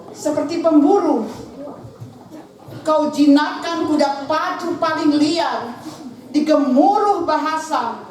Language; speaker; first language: Indonesian; native; Indonesian